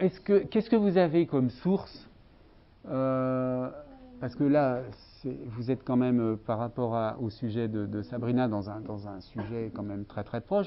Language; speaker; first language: French; native; French